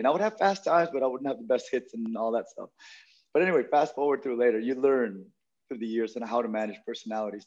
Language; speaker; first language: English; non-native, local second language; Filipino